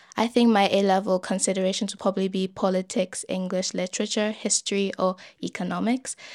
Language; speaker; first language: English; early bilingual, other home language; Yoruba